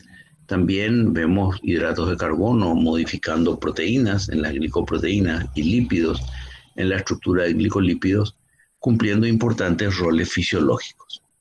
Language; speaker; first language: Spanish; native; Spanish